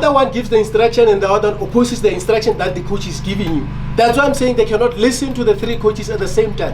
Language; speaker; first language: English; non-native, local second language; Northern Sotho